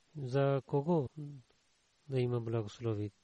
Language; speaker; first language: Bulgarian; non-native, learner; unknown